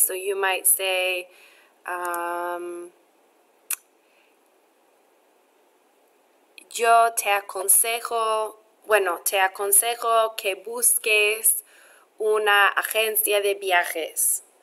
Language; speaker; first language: Spanish; non-native, fluent; English